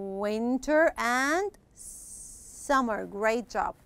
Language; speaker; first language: English; non-native, fluent; Arabic